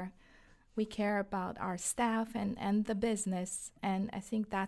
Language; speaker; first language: English; non-native, fluent; Chinese